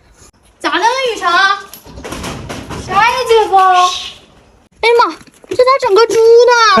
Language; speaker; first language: Chinese; native; Chinese